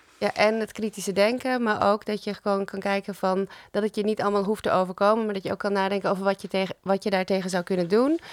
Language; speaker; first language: Dutch; native; Dutch